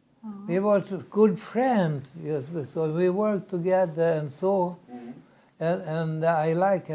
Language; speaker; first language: English; non-native, learner; Swedish